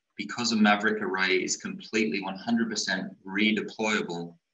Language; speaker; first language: English; native; English